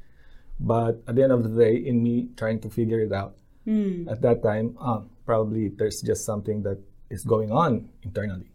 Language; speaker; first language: English; non-native, local second language; Filipino